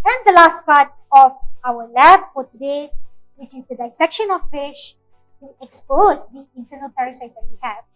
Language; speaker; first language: English; non-native, local second language; Malay